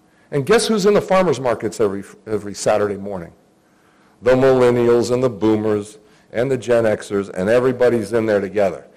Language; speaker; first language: English; early bilingual, other home language; Greek